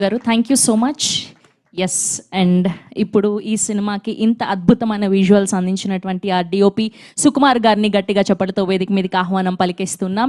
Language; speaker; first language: Telugu; native; Telugu